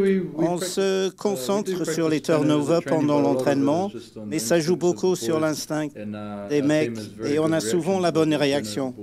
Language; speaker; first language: French; non-native, fluent; English